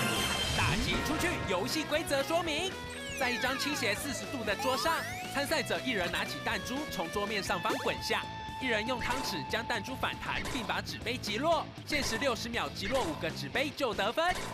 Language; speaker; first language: Chinese; native; Chinese